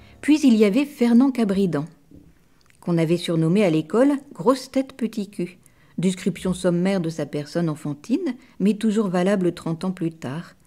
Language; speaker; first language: French; native; French